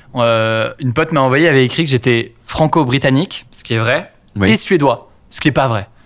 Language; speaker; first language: French; native; French